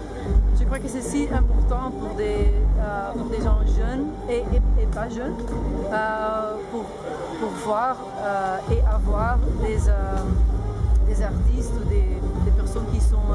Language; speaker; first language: French; non-native, local second language; Dutch